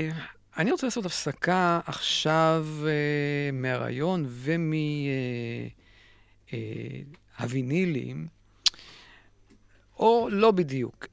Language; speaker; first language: Hebrew; native; Hebrew